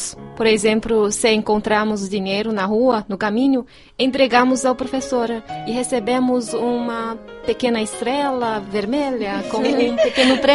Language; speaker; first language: Portuguese; non-native, fluent; Chinese